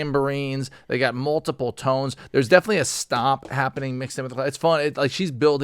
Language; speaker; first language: English; native; English